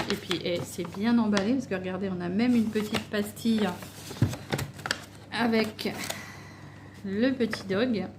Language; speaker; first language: French; native; French